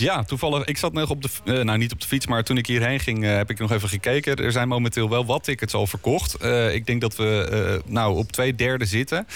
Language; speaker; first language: Dutch; native; Dutch